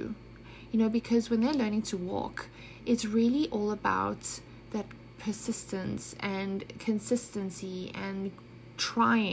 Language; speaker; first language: English; native; English